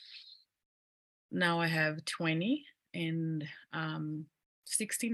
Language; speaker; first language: English; non-native, fluent; Portuguese